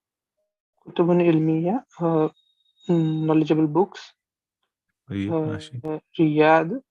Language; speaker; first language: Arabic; non-native, learner; English